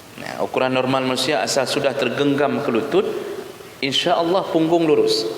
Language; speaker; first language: Malay; non-native, local second language; Achinese